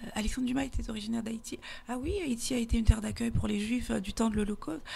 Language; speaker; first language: French; native; French